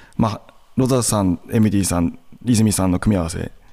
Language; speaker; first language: Japanese; native; Japanese